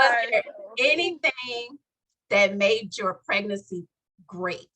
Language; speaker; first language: English; native; English